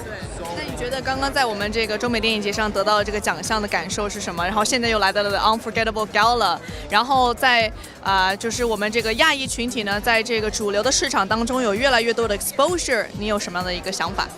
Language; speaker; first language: Chinese; native; Chinese